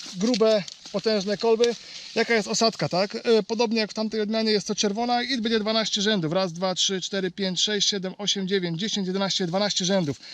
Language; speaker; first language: Polish; native; Polish